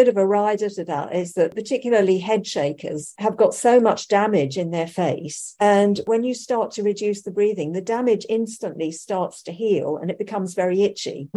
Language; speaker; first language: English; native; English